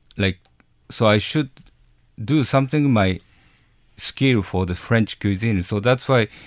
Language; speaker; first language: English; non-native, learner; Japanese